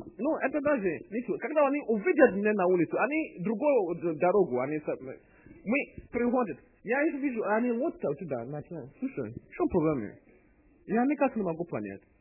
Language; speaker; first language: Russian; non-native, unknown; English